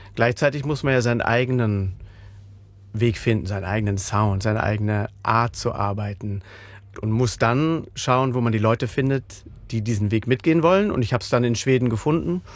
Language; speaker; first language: German; native; German